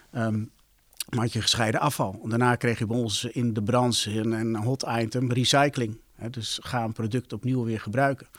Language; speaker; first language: Dutch; native; Dutch